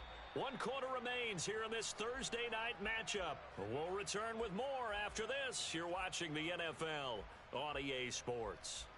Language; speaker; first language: English; native; English